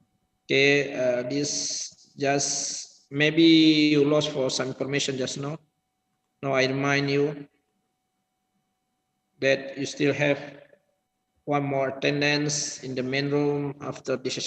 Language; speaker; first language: English; non-native, learner; Indonesian